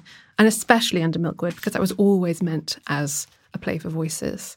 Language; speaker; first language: English; native; English